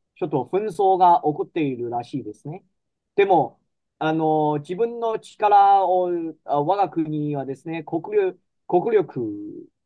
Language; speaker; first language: Japanese; non-native, fluent; Chinese